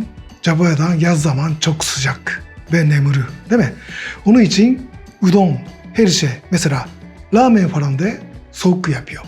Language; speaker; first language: Turkish; non-native, learner; Japanese